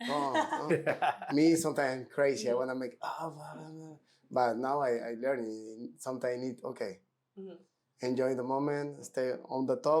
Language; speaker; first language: English; non-native, learner; Spanish